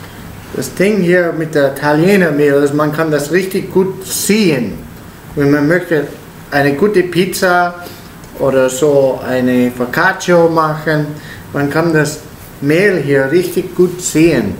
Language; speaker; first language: German; non-native, learner; Italian